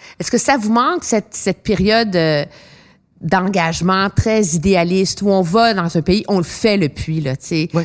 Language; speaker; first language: French; native; French